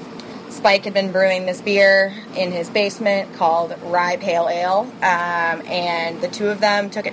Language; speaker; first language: English; native; English